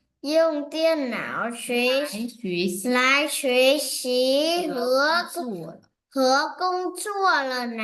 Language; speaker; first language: Chinese; non-native, learner; Vietnamese